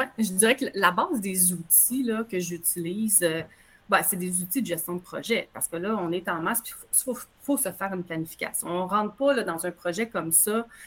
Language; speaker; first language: French; native; French